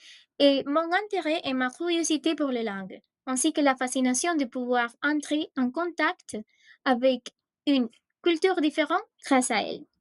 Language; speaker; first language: French; non-native, fluent; Spanish